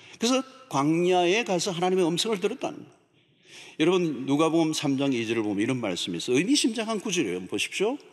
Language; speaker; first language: Korean; native; Korean